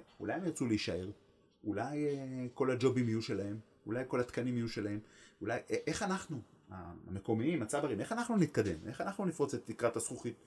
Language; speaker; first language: Hebrew; native; Hebrew